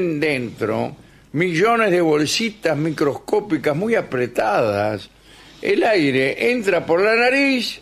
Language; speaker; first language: Spanish; native; Spanish